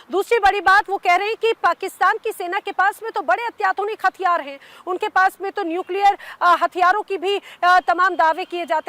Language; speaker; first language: Hindi; native; Hindi